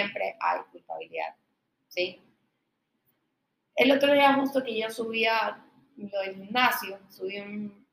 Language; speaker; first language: Spanish; native; Spanish